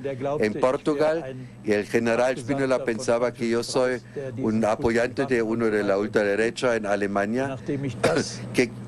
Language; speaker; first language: Spanish; non-native, fluent; German